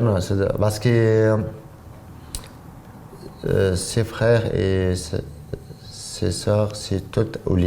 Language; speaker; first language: French; non-native, learner; Arabic